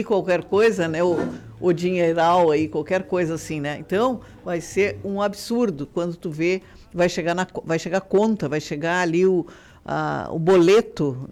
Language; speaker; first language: Portuguese; native; Portuguese